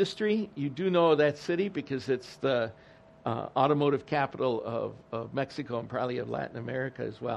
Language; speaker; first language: English; early bilingual, other home language; Spanish